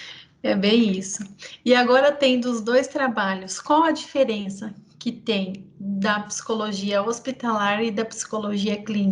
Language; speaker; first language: Portuguese; native; Portuguese